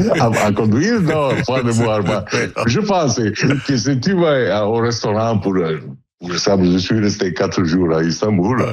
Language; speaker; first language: French; non-native, learner; Italian